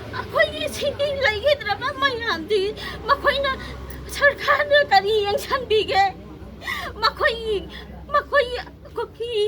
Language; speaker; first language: Manipuri; native; Manipuri